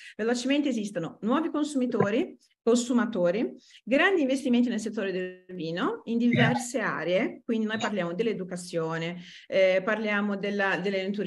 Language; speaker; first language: Italian; non-native, fluent; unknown